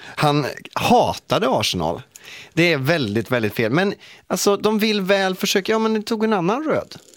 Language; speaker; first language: Swedish; native; Swedish